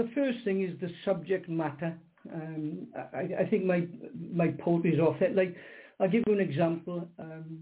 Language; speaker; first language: English; native; English